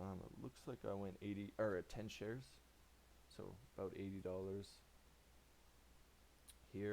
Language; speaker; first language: English; native; English